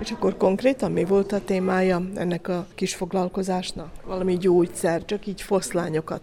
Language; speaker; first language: Hungarian; native; Hungarian